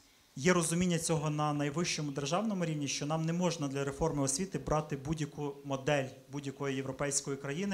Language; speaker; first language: Ukrainian; native; Ukrainian